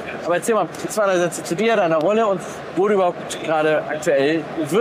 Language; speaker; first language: German; native; German